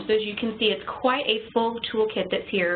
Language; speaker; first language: English; native; English